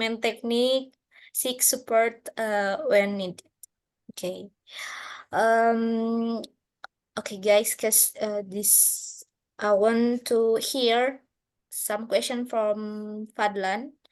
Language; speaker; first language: English; non-native, learner; Indonesian